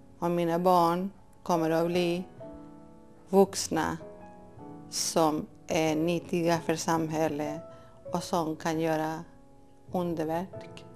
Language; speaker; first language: Swedish; non-native, fluent; Spanish